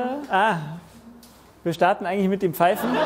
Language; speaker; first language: German; native; German